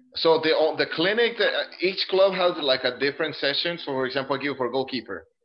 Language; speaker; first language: English; non-native, fluent; Spanish